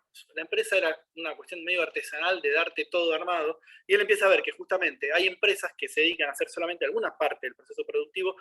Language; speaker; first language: Spanish; native; Spanish